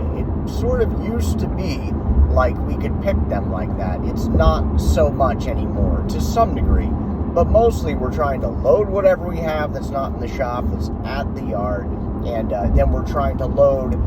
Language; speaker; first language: English; native; English